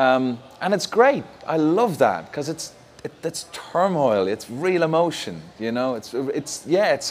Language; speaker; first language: English; native; English